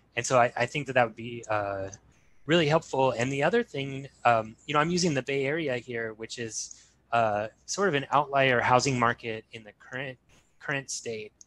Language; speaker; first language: English; native; English